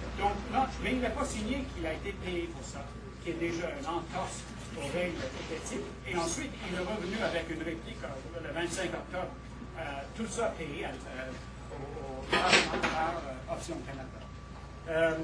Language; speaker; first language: French; native; French